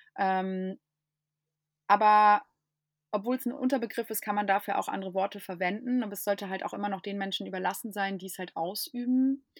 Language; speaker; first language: German; non-native, fluent; English